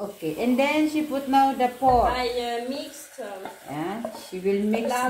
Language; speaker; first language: English; non-native, learner; Filipino